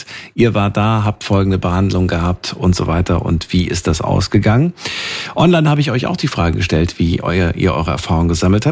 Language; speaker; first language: German; native; German